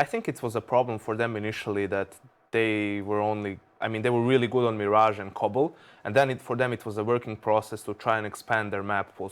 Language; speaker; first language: English; non-native, fluent; Danish